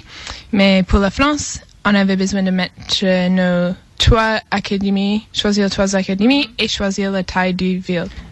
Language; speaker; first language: French; non-native, fluent; English